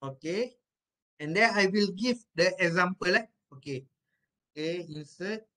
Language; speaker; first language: English; non-native, local second language; Malay